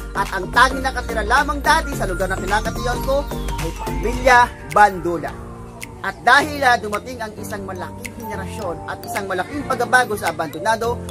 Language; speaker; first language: Filipino; native; Filipino